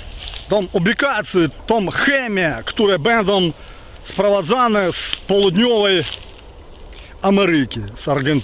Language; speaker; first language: Polish; non-native, fluent; Ukrainian